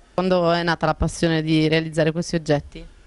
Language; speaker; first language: Italian; native; Italian